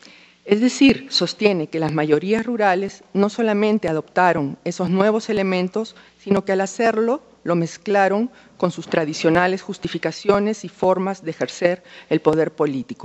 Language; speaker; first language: Spanish; native; Spanish